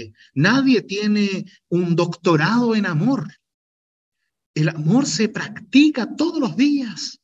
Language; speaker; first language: Spanish; native; Spanish